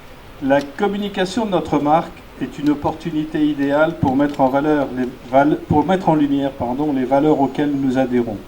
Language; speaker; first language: French; native; French